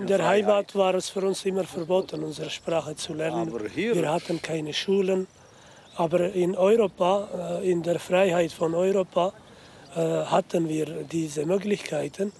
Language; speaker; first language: German; non-native, fluent; Aramaic